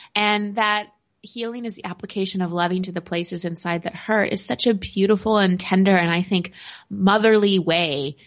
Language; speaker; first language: English; native; English